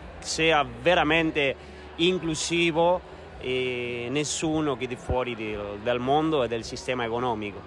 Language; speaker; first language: Italian; non-native, learner; Spanish